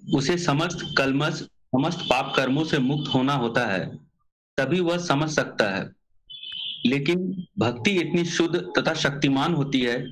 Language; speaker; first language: Hindi; native; Hindi